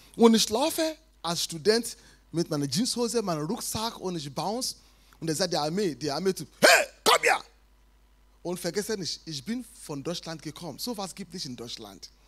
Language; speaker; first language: German; non-native, fluent; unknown